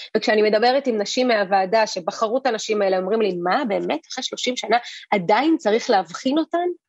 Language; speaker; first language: Hebrew; early bilingual, other home language; Russian